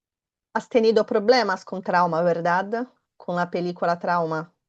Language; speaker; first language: Spanish; non-native, fluent; Portuguese